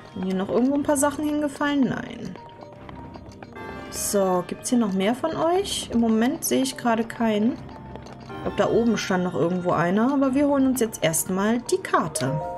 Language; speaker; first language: German; native; German